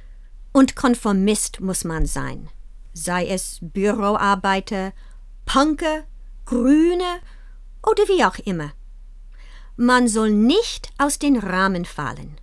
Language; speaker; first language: German; non-native, fluent; English